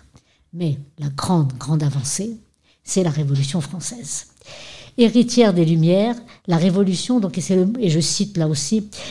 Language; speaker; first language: French; native; French